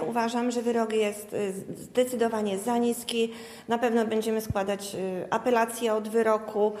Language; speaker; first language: Polish; native; Polish